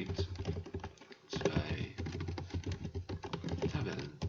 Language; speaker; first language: German; non-native, learner; Dutch